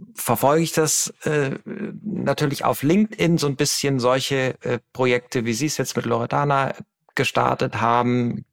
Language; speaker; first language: German; native; German